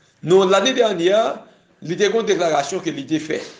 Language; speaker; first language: French; non-native, local second language; Haitian Creole